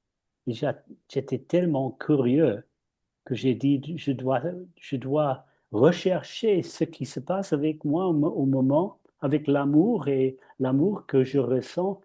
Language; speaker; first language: French; non-native, fluent; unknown